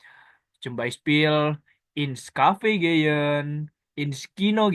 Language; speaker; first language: German; non-native, learner; Indonesian